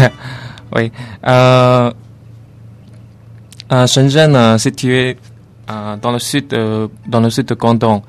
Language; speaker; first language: French; non-native, learner; Chinese